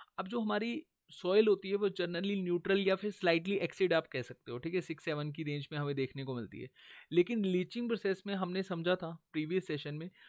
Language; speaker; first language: Hindi; native; Hindi